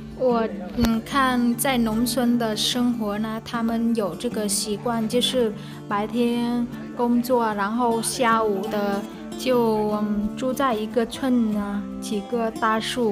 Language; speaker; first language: Chinese; non-native, fluent; Vietnamese